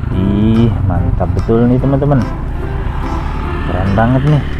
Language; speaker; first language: Indonesian; native; Indonesian